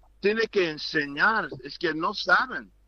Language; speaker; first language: Spanish; non-native, learner; English